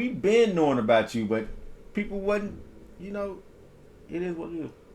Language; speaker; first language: English; native; English